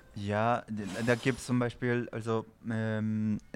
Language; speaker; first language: German; non-native, fluent; Spanish